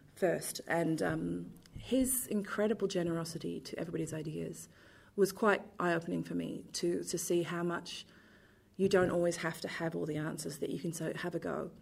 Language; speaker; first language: English; native; English